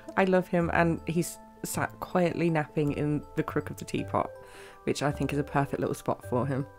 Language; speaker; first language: English; native; English